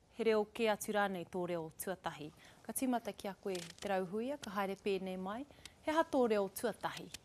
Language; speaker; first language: Māori; non-native, local second language; English